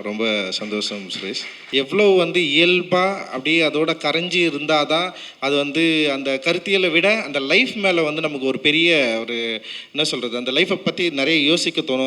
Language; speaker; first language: Tamil; native; Tamil